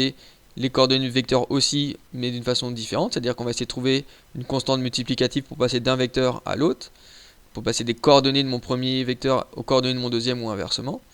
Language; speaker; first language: French; native; French